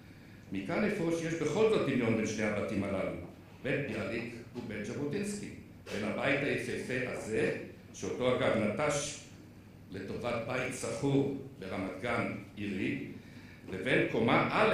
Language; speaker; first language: Hebrew; native; Hebrew